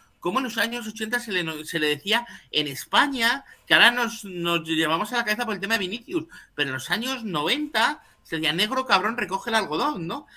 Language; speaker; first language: Spanish; native; Spanish